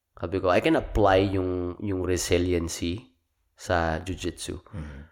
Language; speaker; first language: Filipino; native; Filipino